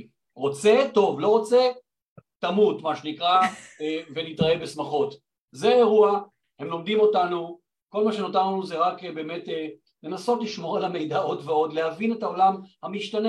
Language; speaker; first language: Hebrew; native; Hebrew